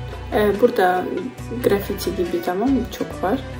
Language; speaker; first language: Turkish; non-native, learner; Ukrainian